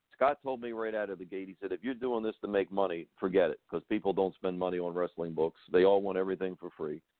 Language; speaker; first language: English; native; English